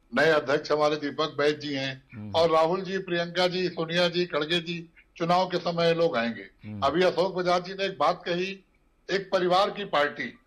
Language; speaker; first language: Hindi; native; Hindi